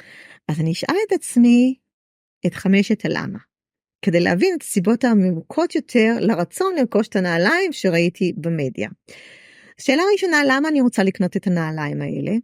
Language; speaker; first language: Hebrew; native; Hebrew